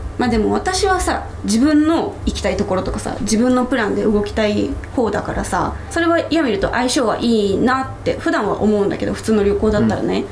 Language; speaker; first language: Japanese; native; Japanese